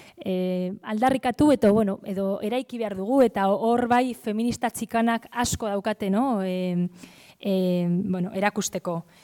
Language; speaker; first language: Basque; non-native, local second language; Spanish